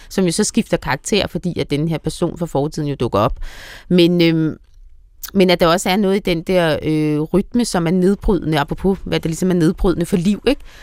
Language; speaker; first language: Danish; native; Danish